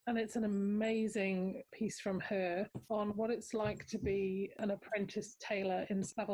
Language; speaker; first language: English; native; English